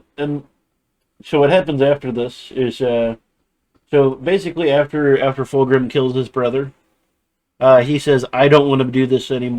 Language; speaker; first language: English; native; English